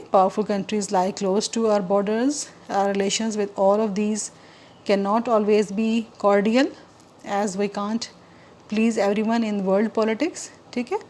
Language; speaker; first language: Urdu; native; Urdu